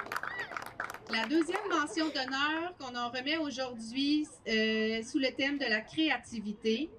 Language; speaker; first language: French; native; French